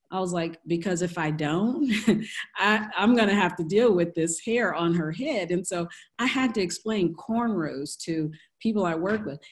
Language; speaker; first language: English; native; English